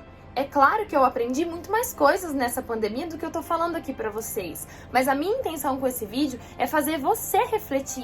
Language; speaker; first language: Portuguese; native; Portuguese